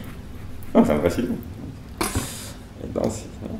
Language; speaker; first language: French; native; French